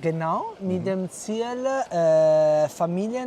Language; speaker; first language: German; non-native, fluent; Italian